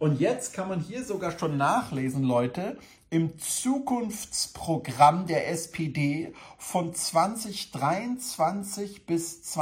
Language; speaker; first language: German; native; German